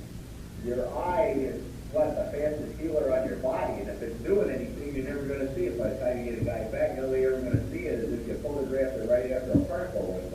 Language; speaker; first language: English; native; English